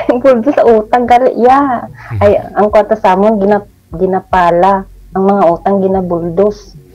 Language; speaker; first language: Filipino; native; Filipino